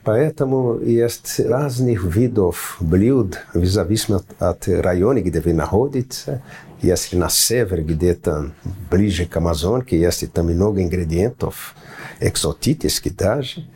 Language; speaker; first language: Russian; non-native, fluent; Portuguese